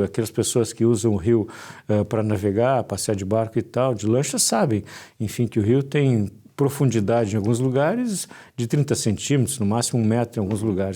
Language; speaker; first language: Portuguese; native; Portuguese